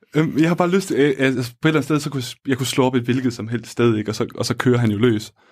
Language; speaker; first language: Danish; native; Danish